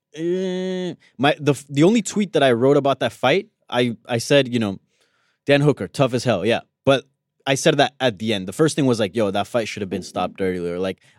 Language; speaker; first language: English; early bilingual, other home language; Spanish